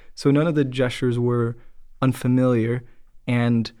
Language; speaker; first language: English; native; English